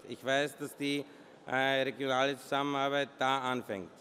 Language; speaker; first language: German; non-native, fluent; Polish